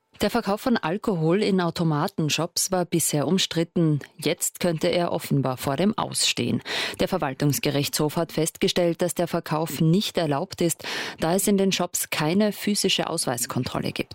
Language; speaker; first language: German; native; German